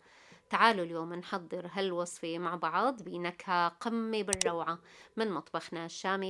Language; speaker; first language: Arabic; native; Arabic